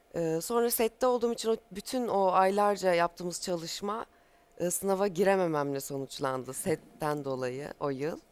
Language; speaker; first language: Turkish; native; Turkish